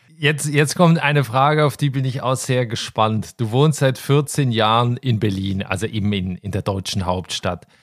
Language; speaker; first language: German; native; German